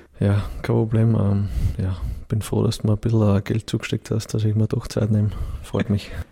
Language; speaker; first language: German; native; German